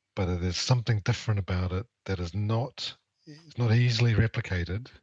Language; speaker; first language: English; native; English